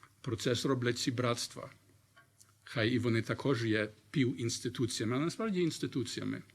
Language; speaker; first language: Ukrainian; early bilingual, heritage; Ukrainian